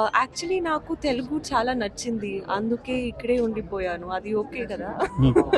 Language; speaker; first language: Telugu; non-native, learner; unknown